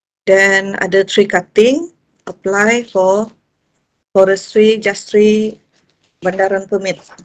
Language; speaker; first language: English; non-native, local second language; Malay